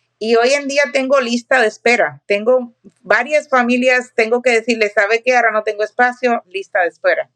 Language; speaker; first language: Spanish; native; Spanish